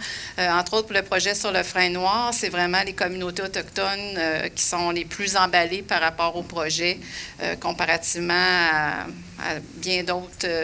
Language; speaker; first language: French; native; French